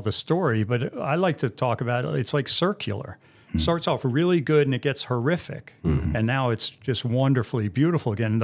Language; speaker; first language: English; native; English